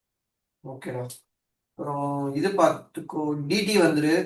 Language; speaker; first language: Tamil; native; Tamil